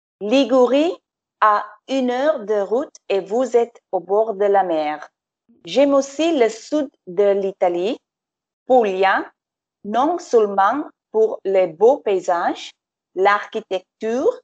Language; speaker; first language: French; non-native, fluent; English